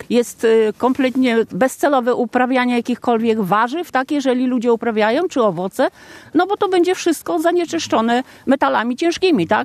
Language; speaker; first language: Polish; native; Polish